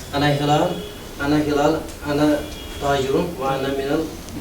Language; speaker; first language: Arabic; non-native, learner; Kashmiri